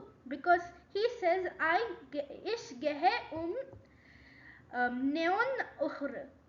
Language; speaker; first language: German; non-native, learner; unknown